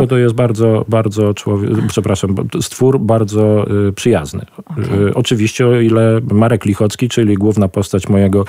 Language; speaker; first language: Polish; native; Polish